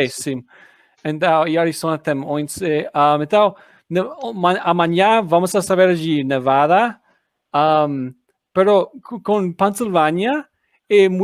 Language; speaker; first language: Portuguese; non-native, learner; English